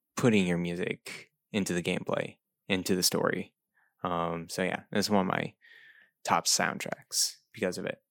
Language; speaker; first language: English; native; English